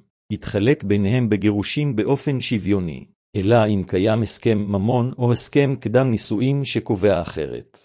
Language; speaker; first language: Hebrew; native; Hebrew